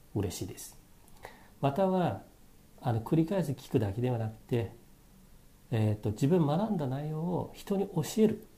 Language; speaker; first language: Japanese; non-native, fluent; Chinese